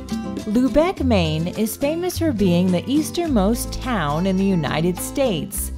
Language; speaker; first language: English; native; English